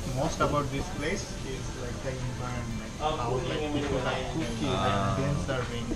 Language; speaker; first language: English; non-native, local second language; Bangla